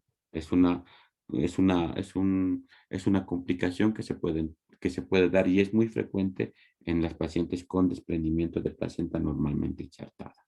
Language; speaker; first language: Spanish; native; Spanish